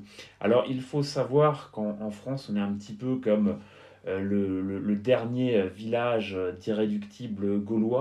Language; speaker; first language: French; native; French